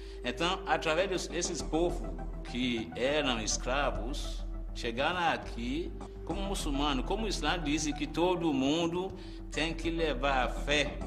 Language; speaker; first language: Portuguese; non-native, fluent; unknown